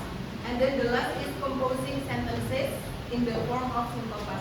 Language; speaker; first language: English; non-native, fluent; Indonesian